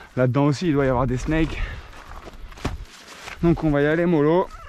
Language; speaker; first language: French; native; French